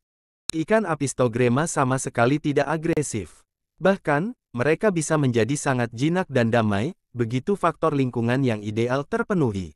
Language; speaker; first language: Indonesian; native; Indonesian